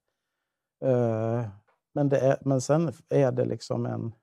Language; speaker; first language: Swedish; native; Swedish